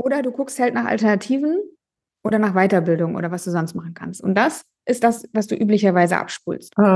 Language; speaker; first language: German; native; German